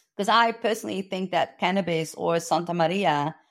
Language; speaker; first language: English; non-native, fluent; Dutch